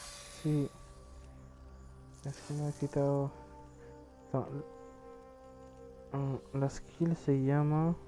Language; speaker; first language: Spanish; non-native, learner; French